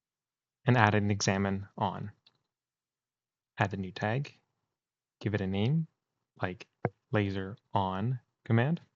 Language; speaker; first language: English; native; English